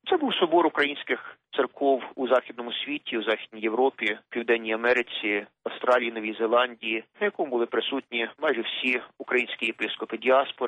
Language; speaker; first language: Ukrainian; native; Ukrainian